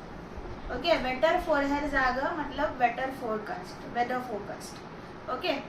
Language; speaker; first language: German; non-native, fluent; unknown